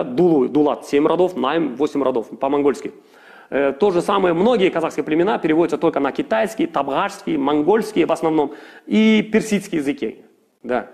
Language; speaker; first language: Russian; non-native, local second language; Kazakh